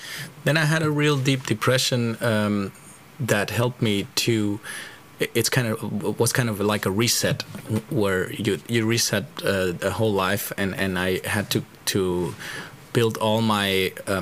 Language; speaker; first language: English; non-native, fluent; German